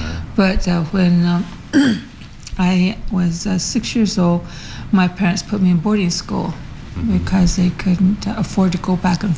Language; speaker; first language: English; early bilingual, other home language; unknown